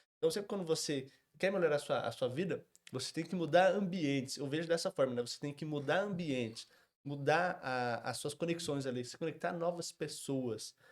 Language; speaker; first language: Portuguese; native; Portuguese